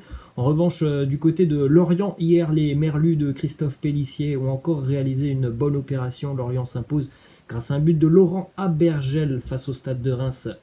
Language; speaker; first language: French; native; French